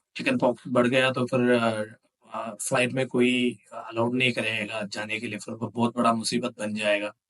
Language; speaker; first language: Hindi; non-native, local second language; Malayalam